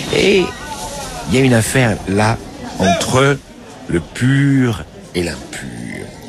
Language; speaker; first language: French; native; French